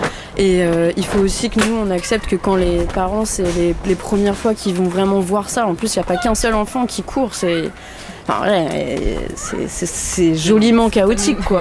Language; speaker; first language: French; native; French